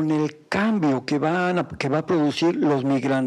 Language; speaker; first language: Spanish; native; Spanish